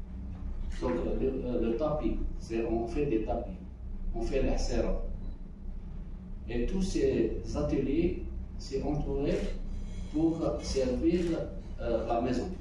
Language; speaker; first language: French; non-native, local second language; Arabic